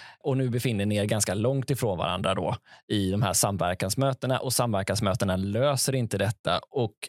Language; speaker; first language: Swedish; native; Swedish